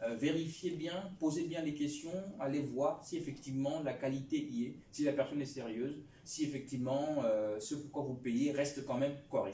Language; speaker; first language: French; non-native, local second language; Lingala